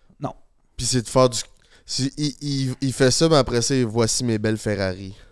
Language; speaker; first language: French; native; French